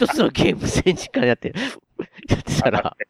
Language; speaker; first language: Japanese; native; Japanese